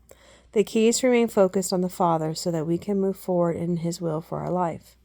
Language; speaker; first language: English; native; English